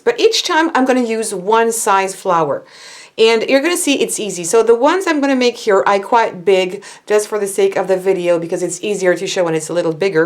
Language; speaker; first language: English; non-native, fluent; French